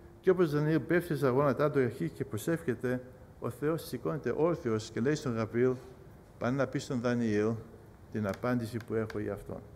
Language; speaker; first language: Greek; early bilingual, heritage; Greek